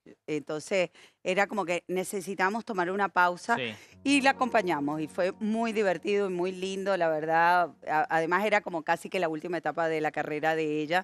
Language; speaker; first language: Spanish; native; Spanish